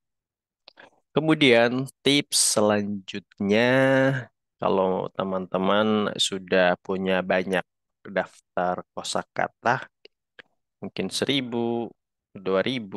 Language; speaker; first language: Indonesian; native; Indonesian